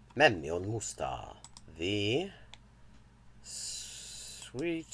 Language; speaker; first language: Finnish; non-native, learner; English